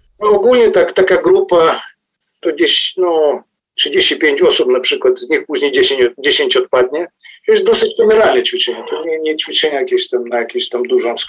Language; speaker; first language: Polish; non-native, fluent; Ukrainian